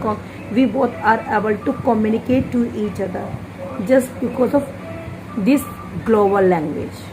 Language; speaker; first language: English; non-native, local second language; Hindi